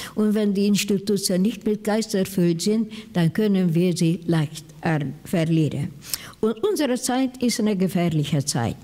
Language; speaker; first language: German; non-native, fluent; Hungarian